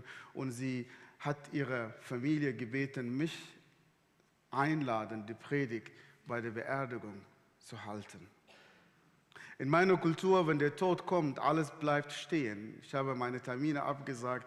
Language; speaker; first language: German; non-native, fluent; Arabic